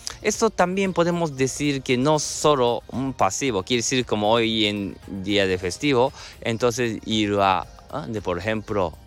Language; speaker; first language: Spanish; non-native, learner; Japanese